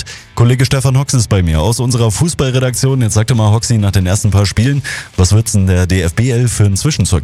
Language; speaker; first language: German; native; German